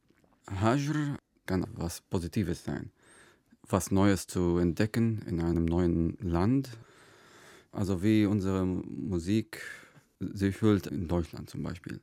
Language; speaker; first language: German; non-native, fluent; Arabic